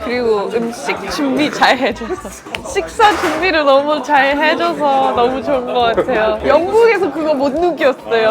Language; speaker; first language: Korean; non-native, fluent; English